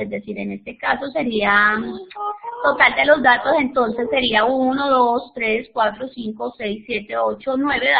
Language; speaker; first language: Spanish; native; Spanish